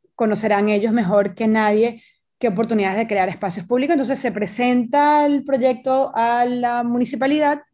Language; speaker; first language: Spanish; native; Spanish